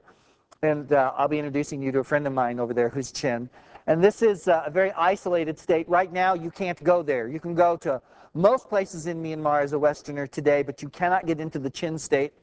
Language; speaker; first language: English; native; English